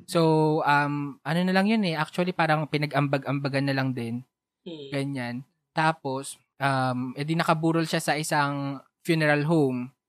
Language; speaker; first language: Filipino; native; Filipino